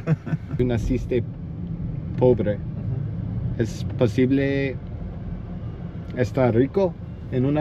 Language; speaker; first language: Spanish; non-native, learner; English